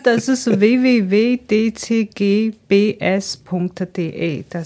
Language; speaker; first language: German; non-native, fluent; Chinese